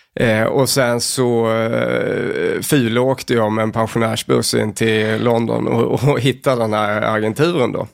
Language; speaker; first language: Swedish; native; Swedish